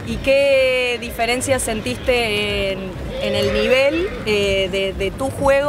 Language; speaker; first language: Spanish; native; Spanish